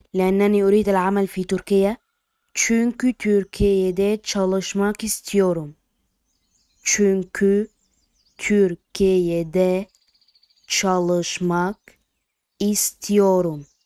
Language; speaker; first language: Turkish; non-native, fluent; Arabic